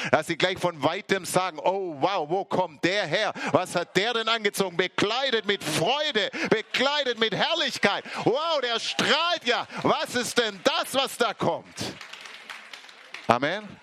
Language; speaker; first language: German; native; German